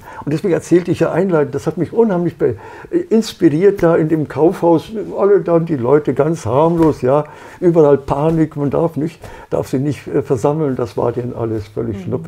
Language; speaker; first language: German; native; German